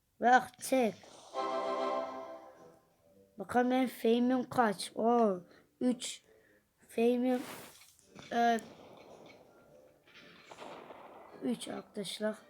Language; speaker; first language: Turkish; early bilingual, heritage; Dutch